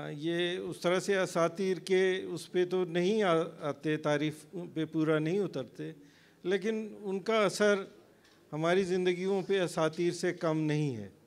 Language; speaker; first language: Urdu; non-native, local second language; Baluchi